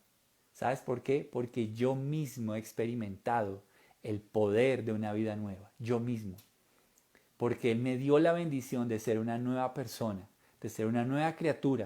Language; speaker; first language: Spanish; native; Spanish